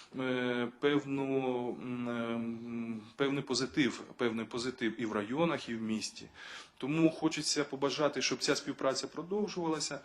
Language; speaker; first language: Ukrainian; native; Ukrainian